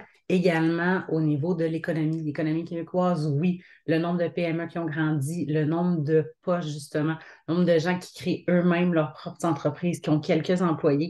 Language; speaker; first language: French; native; French